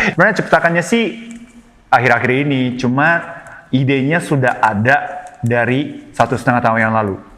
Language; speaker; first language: Indonesian; non-native, fluent; Japanese